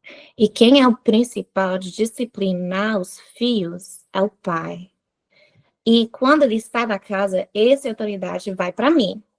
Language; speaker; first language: Portuguese; non-native, fluent; English